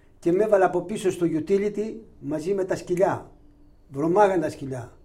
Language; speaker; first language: Greek; non-native, local second language; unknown